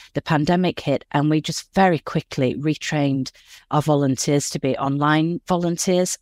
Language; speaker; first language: English; native; English